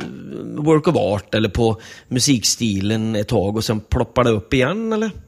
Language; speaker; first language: Swedish; native; Swedish